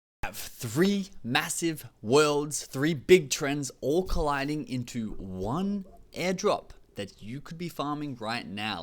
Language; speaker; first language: English; native; English